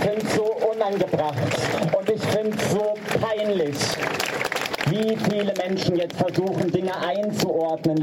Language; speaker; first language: German; native; German